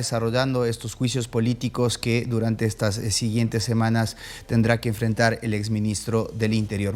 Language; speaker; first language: Spanish; native; Spanish